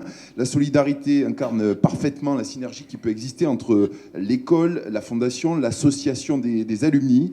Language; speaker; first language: French; native; French